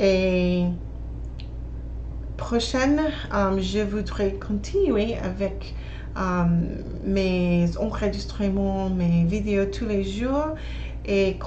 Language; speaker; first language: French; non-native, learner; English